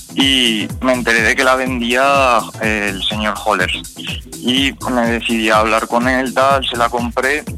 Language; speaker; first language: Spanish; native; Spanish